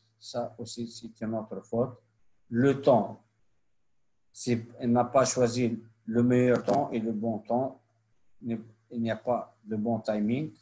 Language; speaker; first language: French; non-native, local second language; Arabic